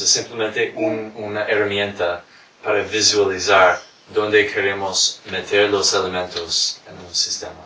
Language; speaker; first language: Spanish; non-native, fluent; English